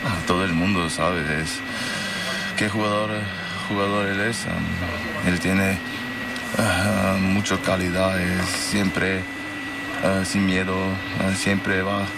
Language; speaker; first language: Spanish; non-native, learner; German